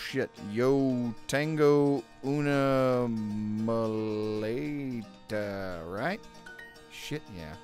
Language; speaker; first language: Spanish; non-native, learner; English